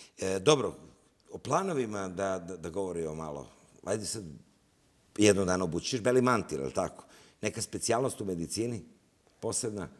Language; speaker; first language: Serbian; native; Serbian